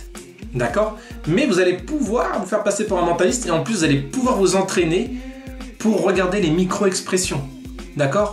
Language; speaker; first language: French; native; French